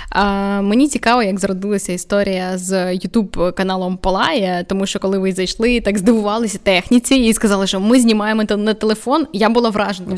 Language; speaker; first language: Ukrainian; non-native, local second language; Russian